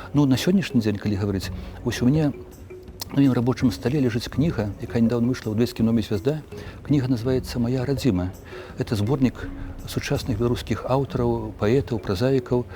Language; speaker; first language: Belarusian; native; Belarusian